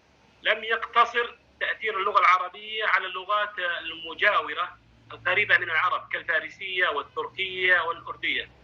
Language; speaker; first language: Arabic; non-native, fluent; Indonesian